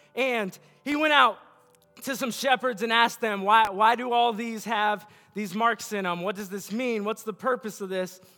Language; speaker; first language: English; native; English